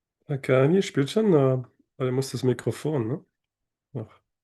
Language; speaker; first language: German; native; German